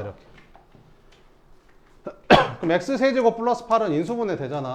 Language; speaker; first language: Korean; native; Korean